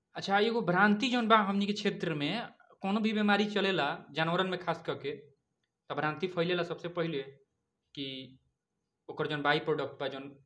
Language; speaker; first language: Hindi; native; Hindi